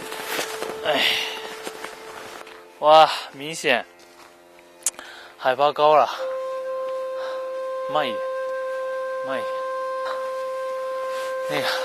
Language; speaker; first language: Chinese; non-native, fluent; Japanese